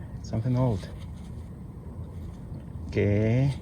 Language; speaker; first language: English; non-native, learner; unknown